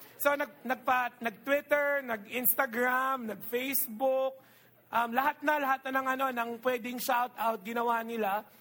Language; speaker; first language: Filipino; non-native, local second language; Iloko